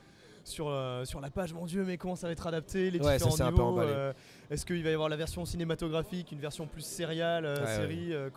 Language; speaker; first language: French; native; French